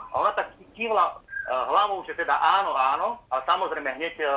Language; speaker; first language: Slovak; native; Slovak